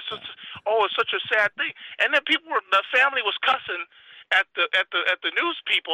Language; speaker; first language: English; native; English